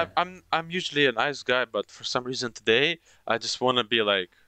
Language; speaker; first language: English; non-native, fluent; Romanian